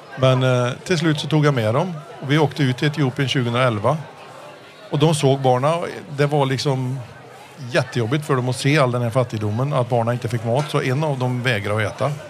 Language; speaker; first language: Swedish; early bilingual, heritage; Swedish